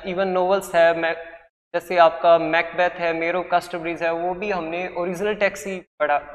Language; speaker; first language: Hindi; native; Hindi